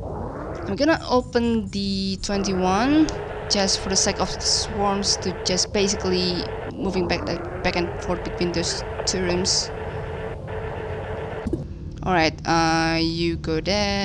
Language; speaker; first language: English; non-native, fluent; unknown